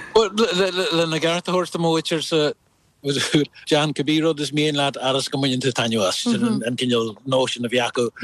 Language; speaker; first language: Irish; non-native, local second language; English